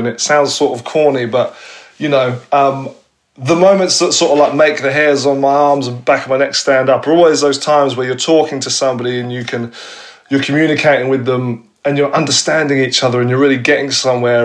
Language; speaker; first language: English; native; English